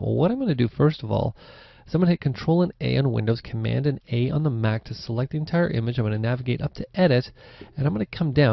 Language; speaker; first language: English; native; English